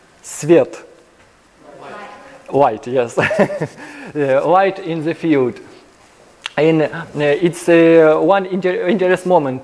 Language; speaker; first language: English; non-native, learner; Ukrainian